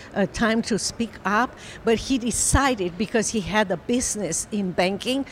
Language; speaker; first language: English; non-native, fluent; Romanian